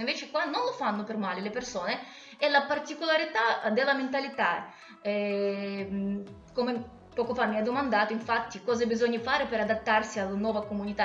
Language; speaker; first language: Italian; non-native, fluent; Russian